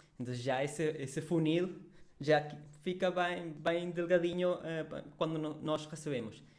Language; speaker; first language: Portuguese; non-native, fluent; Spanish